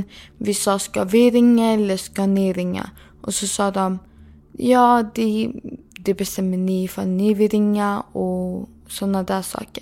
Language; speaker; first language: Swedish; early bilingual, other home language; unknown